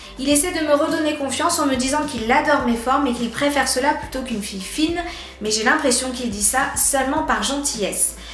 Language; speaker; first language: French; native; French